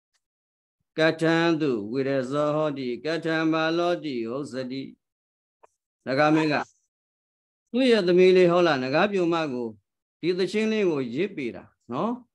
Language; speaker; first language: Burmese; native; Burmese